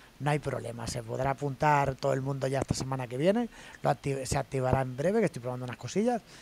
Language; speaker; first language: Spanish; native; Spanish